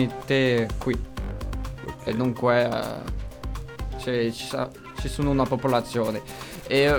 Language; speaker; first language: Italian; non-native, learner; French